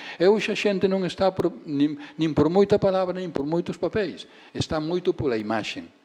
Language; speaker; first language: Galician; native; Galician